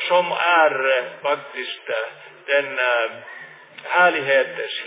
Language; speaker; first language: Swedish; non-native, fluent; Finnish